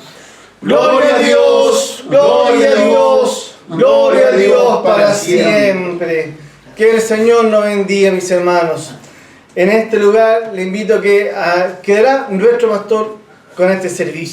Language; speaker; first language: Spanish; native; Spanish